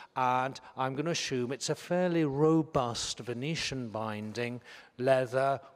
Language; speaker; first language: English; native; English